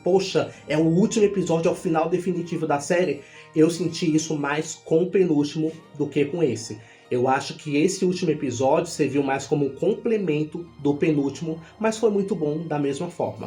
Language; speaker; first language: Portuguese; native; Portuguese